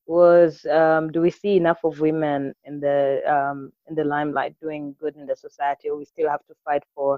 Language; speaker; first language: English; non-native, local second language; Swahili